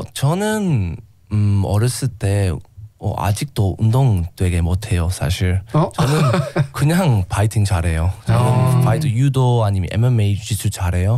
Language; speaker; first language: Korean; non-native, learner; English